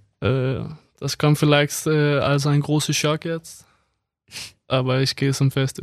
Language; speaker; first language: German; non-native, fluent; Danish